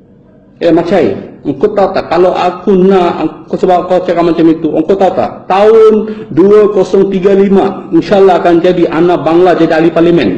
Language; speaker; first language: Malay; non-native, fluent; Bangla